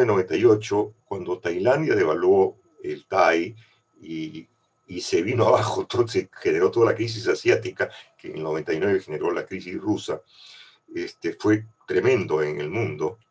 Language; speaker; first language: Spanish; native; Spanish